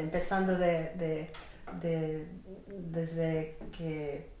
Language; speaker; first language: Spanish; non-native, fluent; English